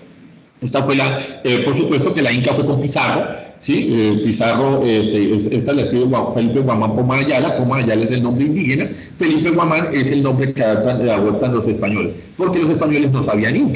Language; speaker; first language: Spanish; native; Spanish